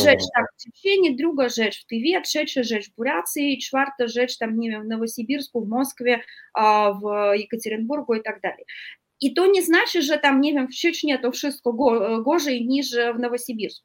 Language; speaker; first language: Polish; non-native, fluent; Russian